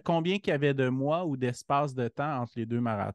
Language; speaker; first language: French; native; French